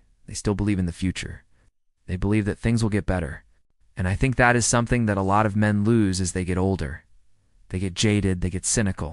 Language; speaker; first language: English; native; English